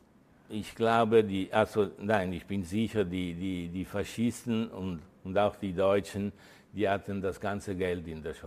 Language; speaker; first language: German; early bilingual, heritage; Italian